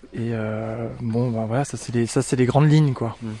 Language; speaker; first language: French; native; French